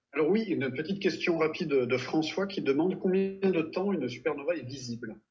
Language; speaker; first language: French; native; French